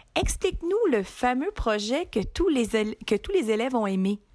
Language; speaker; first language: French; native; French